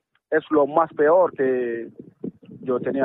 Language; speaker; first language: Spanish; non-native, learner; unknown